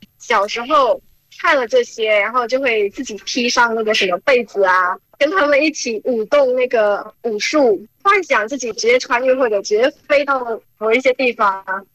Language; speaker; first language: Chinese; early bilingual, heritage; Chinese